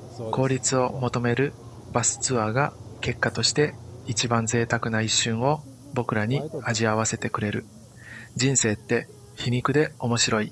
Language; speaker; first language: Japanese; native; Japanese